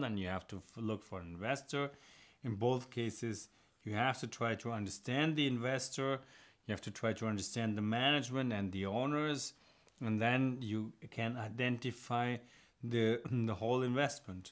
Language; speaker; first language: English; non-native, fluent; German